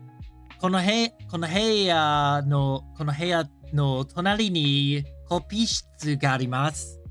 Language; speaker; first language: Japanese; non-native, learner; English